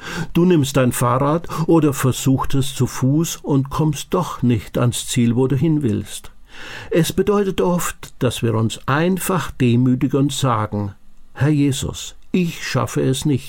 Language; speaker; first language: German; native; German